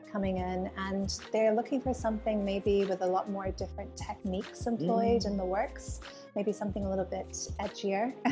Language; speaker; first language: English; native; English